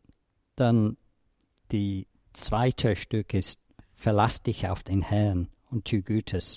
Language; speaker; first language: German; non-native, fluent; English